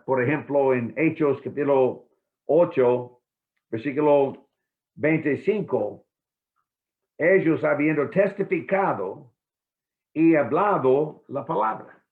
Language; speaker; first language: Spanish; non-native, fluent; English